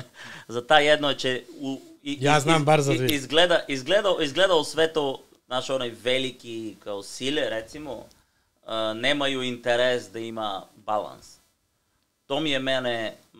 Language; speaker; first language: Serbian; non-native, learner; Bulgarian